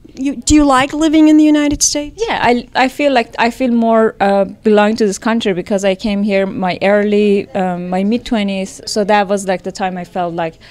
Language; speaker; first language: English; non-native, fluent; Persian